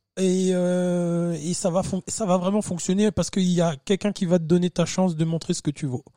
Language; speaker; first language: French; native; French